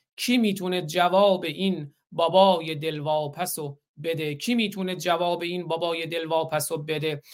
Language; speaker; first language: Persian; native; Persian